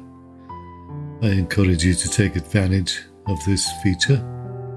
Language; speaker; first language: English; native; English